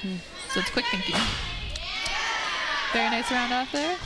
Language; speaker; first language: English; native; English